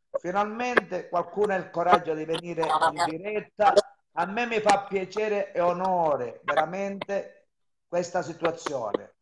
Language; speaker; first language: Italian; native; Italian